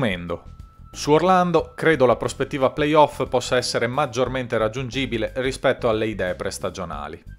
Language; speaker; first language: Italian; native; Italian